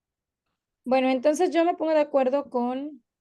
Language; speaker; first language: Spanish; native; Spanish